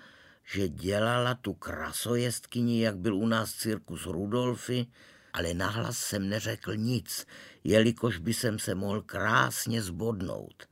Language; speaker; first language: Czech; native; Czech